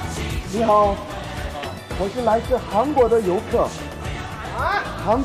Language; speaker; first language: Chinese; non-native, fluent; Korean